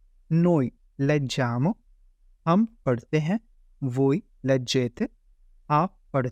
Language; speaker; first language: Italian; non-native, fluent; Urdu